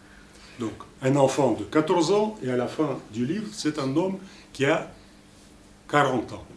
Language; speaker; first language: French; non-native, fluent; Russian